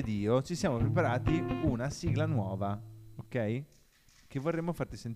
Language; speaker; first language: Italian; native; Italian